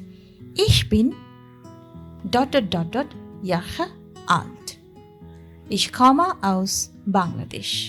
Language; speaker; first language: German; non-native, learner; Bangla